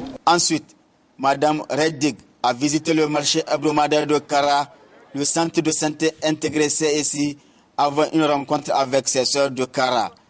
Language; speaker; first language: French; native; French